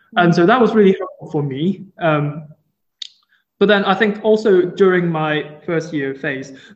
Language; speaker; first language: English; non-native, local second language; Cantonese